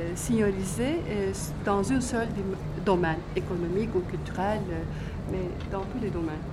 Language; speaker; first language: French; non-native, fluent; Turkish